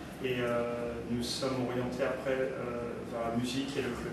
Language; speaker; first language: French; early bilingual, other home language; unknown